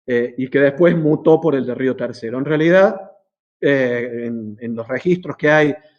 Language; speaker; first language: Spanish; native; Spanish